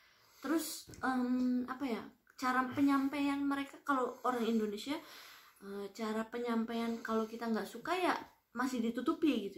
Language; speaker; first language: Indonesian; non-native, local second language; Javanese